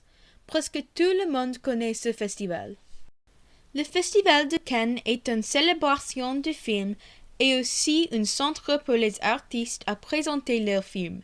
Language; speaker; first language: French; non-native, learner; English